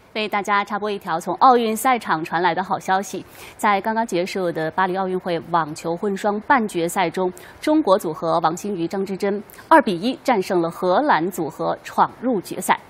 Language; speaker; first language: Chinese; native; Chinese